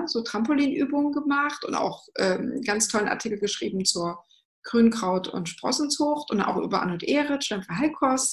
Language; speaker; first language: German; native; German